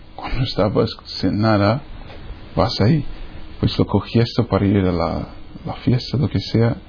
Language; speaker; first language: Spanish; non-native, fluent; English